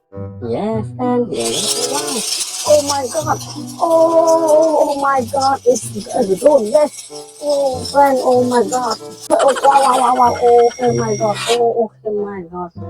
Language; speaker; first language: English; non-native, learner; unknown